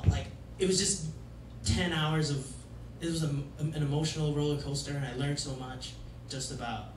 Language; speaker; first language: English; native; English